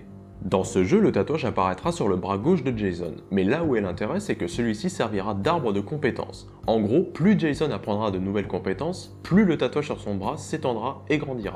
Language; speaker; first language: French; native; French